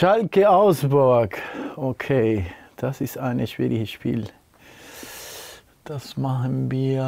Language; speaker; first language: German; non-native, fluent; Spanish